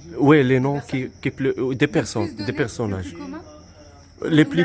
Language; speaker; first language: French; non-native, learner; Arabic